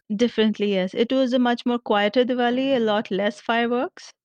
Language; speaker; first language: English; non-native, local second language; Marathi